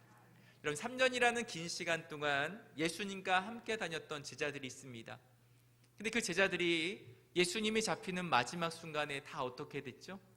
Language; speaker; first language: Korean; native; Korean